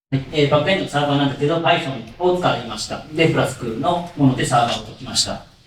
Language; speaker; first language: Japanese; native; Japanese